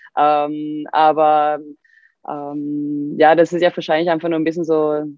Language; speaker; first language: German; non-native, fluent; Swedish